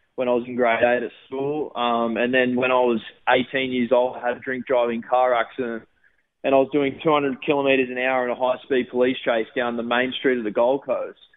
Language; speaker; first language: English; native; English